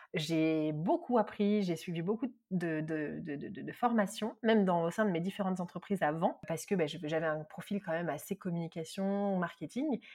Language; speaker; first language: French; native; French